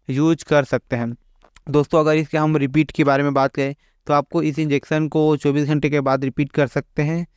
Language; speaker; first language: Hindi; native; Hindi